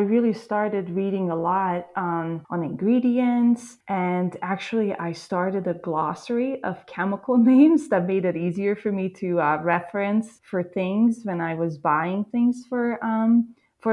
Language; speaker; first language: English; non-native, fluent; Hungarian